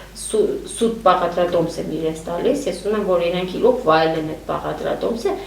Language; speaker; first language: Armenian; native; Armenian